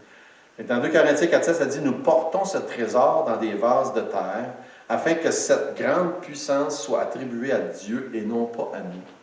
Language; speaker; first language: French; native; French